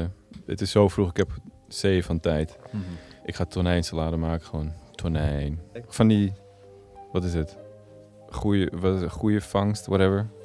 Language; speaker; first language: Dutch; native; Dutch